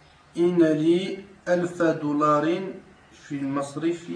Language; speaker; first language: Arabic; non-native, learner; French